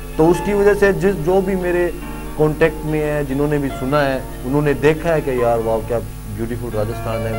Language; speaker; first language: Hindi; native; Hindi